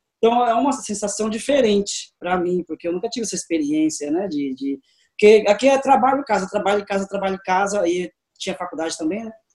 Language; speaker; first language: Portuguese; native; Portuguese